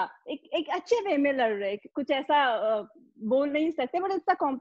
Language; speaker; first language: Hindi; non-native, fluent; Pashto